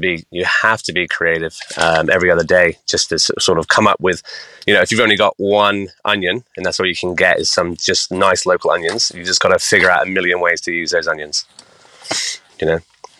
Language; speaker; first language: English; native; English